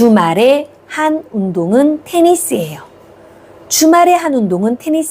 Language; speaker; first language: Korean; non-native, fluent; Thai